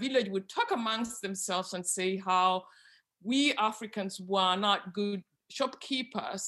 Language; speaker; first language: English; non-native, local second language; Luyia